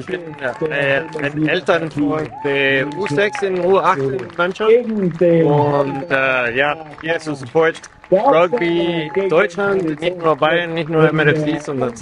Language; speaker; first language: German; non-native, learner; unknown